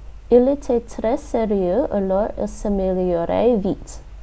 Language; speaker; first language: French; non-native, learner; English